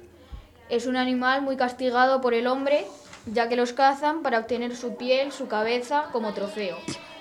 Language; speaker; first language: Spanish; native; Spanish